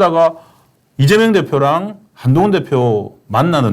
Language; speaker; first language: Korean; native; Korean